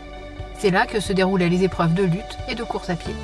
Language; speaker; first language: French; native; French